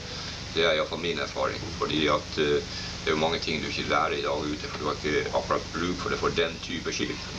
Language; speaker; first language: Norwegian; native; Norwegian